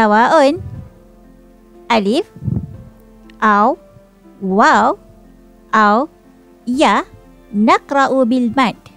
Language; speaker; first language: Arabic; non-native, fluent; Malay